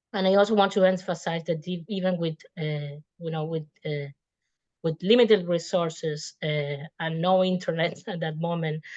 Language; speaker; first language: English; non-native, fluent; Spanish